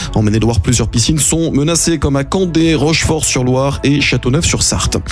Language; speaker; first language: French; native; French